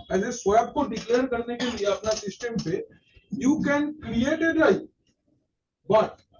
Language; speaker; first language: Hindi; non-native, local second language; Bangla